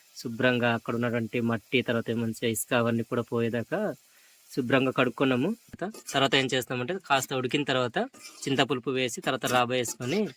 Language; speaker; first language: Telugu; non-native, local second language; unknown